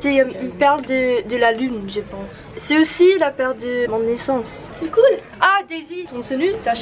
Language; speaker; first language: French; non-native, learner; English